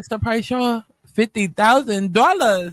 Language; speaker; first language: English; native; English